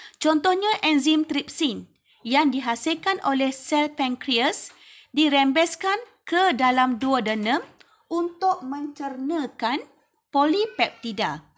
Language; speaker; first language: Malay; native; Malay